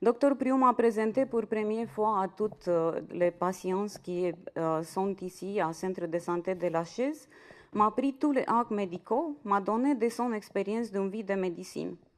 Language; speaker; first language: French; non-native, fluent; Romanian